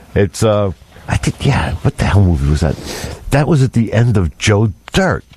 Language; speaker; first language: English; native; English